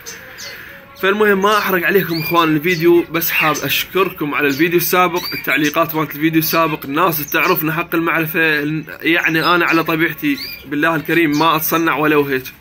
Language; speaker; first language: Arabic; native; Arabic